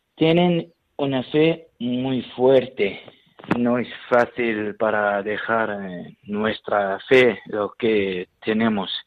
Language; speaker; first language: Spanish; non-native, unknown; Syriac